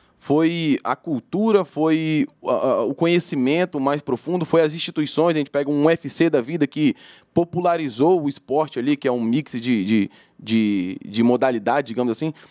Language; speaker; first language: Portuguese; native; Portuguese